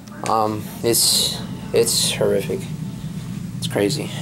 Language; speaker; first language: English; early bilingual, other home language; Spanish